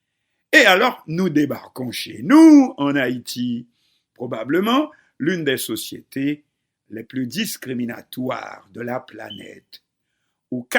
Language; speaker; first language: French; non-native, local second language; Haitian Creole